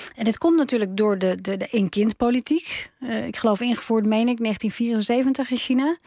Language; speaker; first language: Dutch; native; Dutch